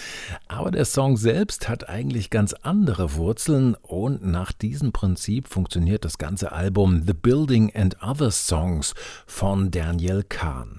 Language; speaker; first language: German; native; German